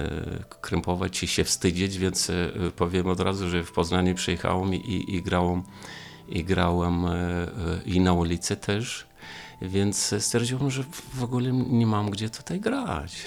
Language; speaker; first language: Polish; non-native, fluent; Romanian